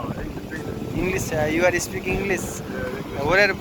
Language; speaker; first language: English; non-native, learner; Nepali